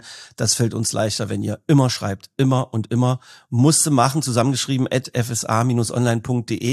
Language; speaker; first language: German; native; German